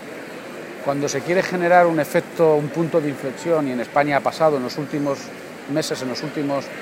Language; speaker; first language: Spanish; native; Spanish